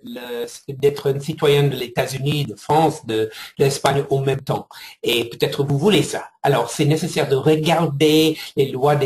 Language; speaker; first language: French; non-native, fluent; English